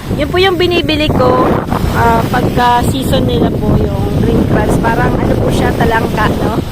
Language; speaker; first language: Filipino; native; Filipino